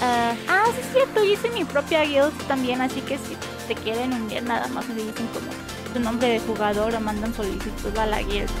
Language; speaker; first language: Spanish; native; Spanish